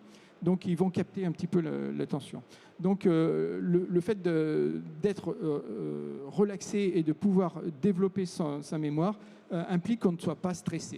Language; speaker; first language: French; native; French